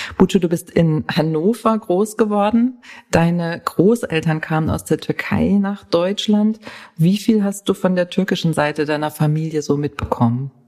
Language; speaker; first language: German; native; German